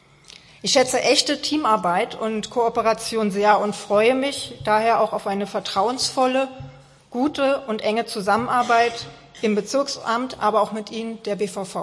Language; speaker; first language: German; native; German